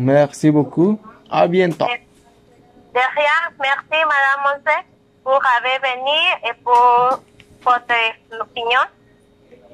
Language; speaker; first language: French; non-native, learner; Spanish